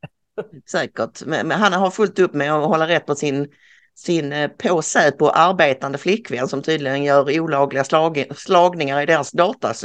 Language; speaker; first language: Swedish; native; Swedish